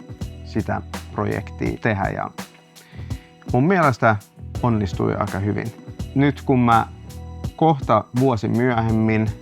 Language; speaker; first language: Finnish; non-native, local second language; Swedish